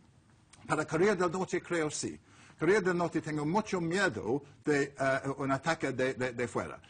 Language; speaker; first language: Spanish; non-native, learner; English